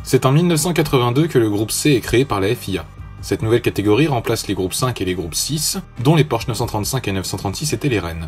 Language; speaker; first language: French; native; French